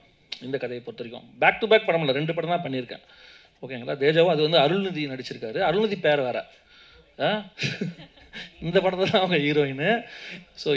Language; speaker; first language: Tamil; native; Tamil